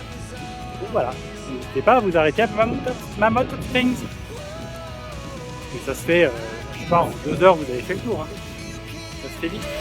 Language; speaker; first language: French; native; French